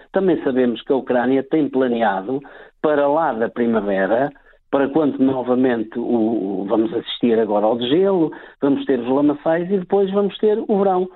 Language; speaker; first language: Portuguese; native; Portuguese